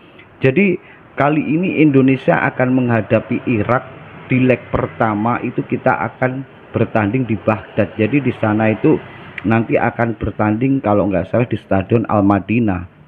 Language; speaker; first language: Indonesian; native; Indonesian